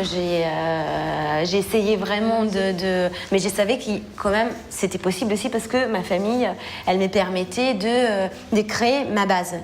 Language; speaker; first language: French; non-native, fluent; Italian